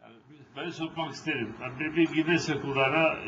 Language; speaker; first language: Turkish; native; Turkish